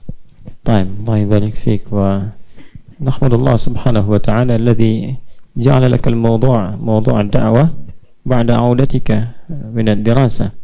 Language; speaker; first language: Arabic; non-native, fluent; Indonesian